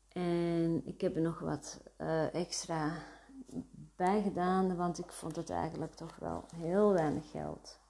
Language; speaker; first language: Dutch; early bilingual, other home language; Arabic